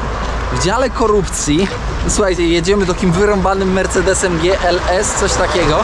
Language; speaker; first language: Polish; native; Polish